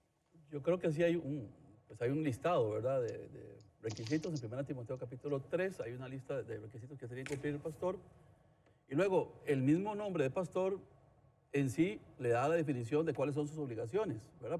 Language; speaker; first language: Spanish; native; Spanish